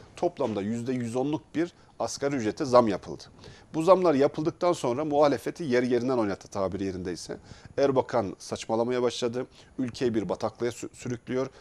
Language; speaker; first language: Turkish; native; Turkish